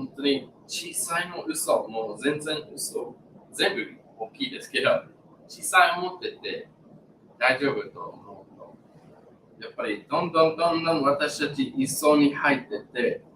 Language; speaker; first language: Japanese; non-native, learner; English